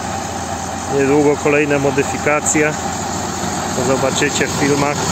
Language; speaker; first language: Polish; native; Polish